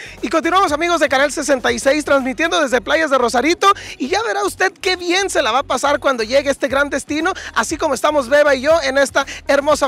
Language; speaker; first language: Spanish; native; Spanish